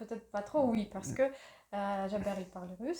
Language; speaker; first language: French; non-native, fluent; Russian